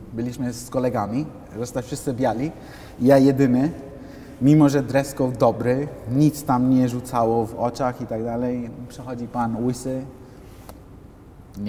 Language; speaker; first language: Polish; non-native, fluent; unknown